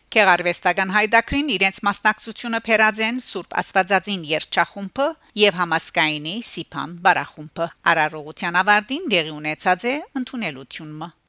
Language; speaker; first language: Armenian; early bilingual, heritage; Armenian